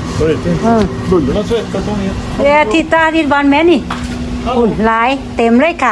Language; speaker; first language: Swedish; non-native, learner; Thai